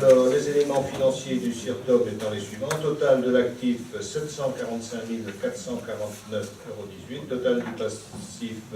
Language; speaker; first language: French; native; French